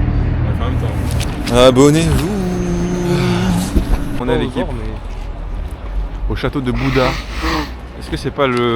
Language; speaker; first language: French; native; French